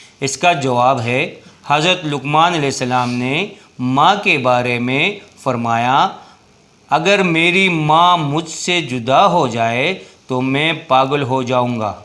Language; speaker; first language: Urdu; non-native, local second language; Pashto